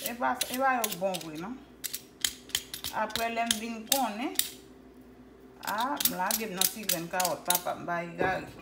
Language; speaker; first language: French; non-native, local second language; Haitian Creole